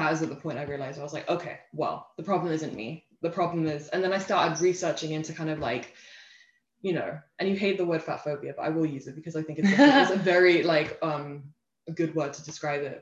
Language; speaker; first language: English; native; English